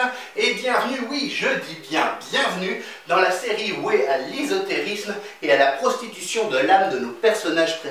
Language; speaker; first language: French; native; French